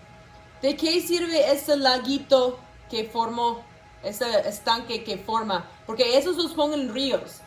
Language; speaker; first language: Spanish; non-native, local second language; English